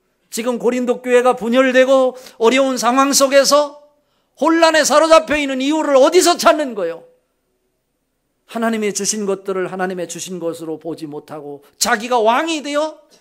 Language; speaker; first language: Korean; native; Korean